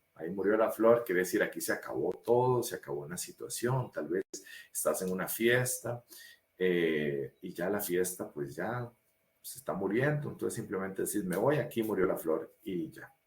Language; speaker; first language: Spanish; native; Spanish